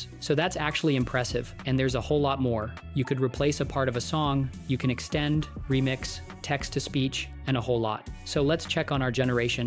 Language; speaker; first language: English; native; English